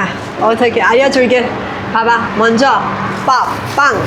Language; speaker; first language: Korean; non-native, learner; Persian